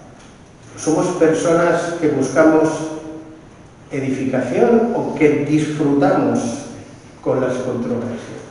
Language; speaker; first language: Spanish; native; Spanish